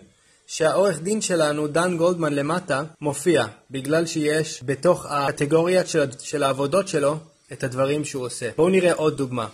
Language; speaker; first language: Hebrew; native; Hebrew